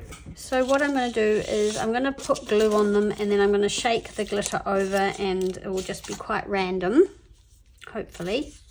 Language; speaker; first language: English; native; English